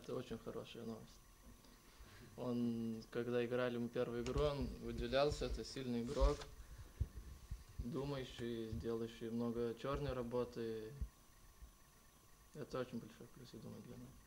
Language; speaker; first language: Russian; non-native, local second language; Lithuanian